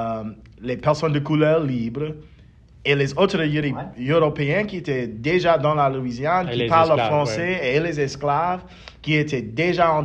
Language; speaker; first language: French; early bilingual, heritage; English